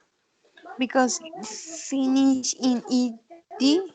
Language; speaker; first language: English; non-native, learner; Spanish